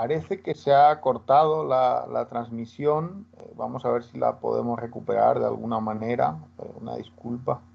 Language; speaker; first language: Spanish; native; Spanish